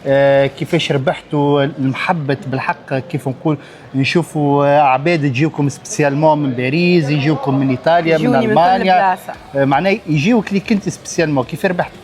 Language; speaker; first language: Arabic; native; Arabic